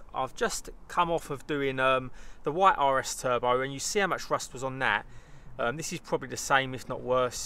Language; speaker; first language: English; native; English